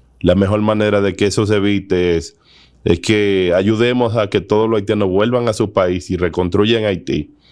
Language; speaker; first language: Spanish; native; Spanish